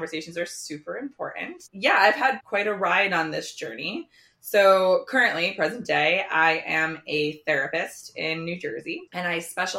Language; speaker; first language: English; native; English